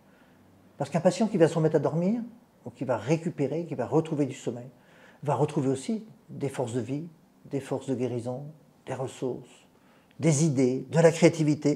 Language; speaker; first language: French; native; French